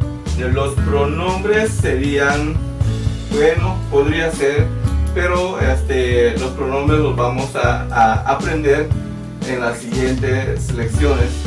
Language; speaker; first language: Spanish; non-native, local second language; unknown